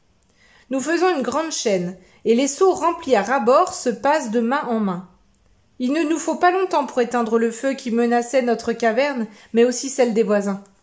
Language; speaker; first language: French; native; French